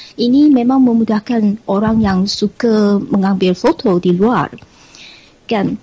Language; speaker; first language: Malay; non-native, fluent; Chinese